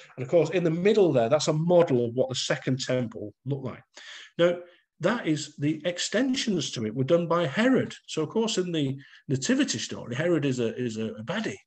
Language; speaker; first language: English; native; English